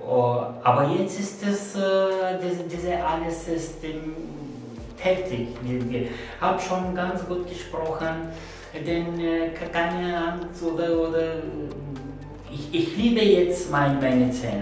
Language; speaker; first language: German; non-native, learner; Turkish